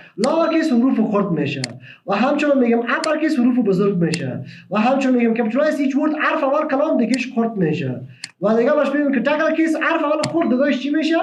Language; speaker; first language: Persian; native; Persian